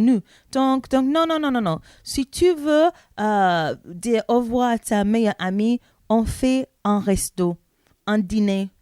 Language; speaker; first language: French; non-native, learner; English